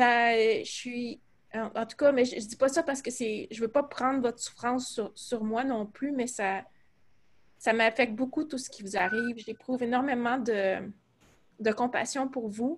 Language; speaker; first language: French; native; French